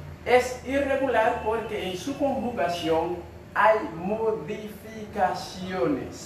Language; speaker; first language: Spanish; non-native, fluent; Haitian Creole